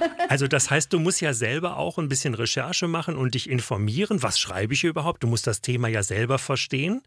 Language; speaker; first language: German; native; German